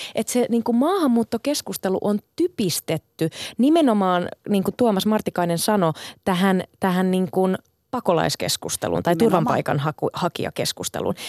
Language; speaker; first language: Finnish; early bilingual, other home language; Sinhala